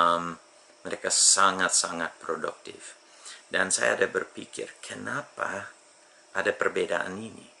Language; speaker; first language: Indonesian; non-native, fluent; English